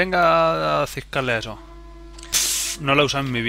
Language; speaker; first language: Spanish; native; Spanish